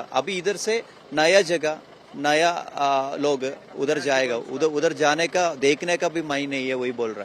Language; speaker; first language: Hindi; non-native, local second language; Malayalam